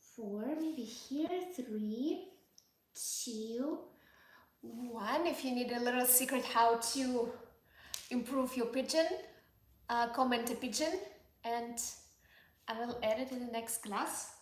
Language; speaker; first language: English; non-native, fluent; Ukrainian